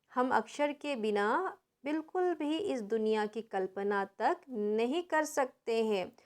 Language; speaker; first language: Hindi; non-native, local second language; Nepali